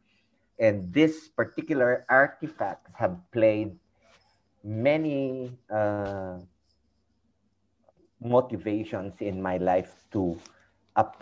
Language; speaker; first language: English; non-native, local second language; Iloko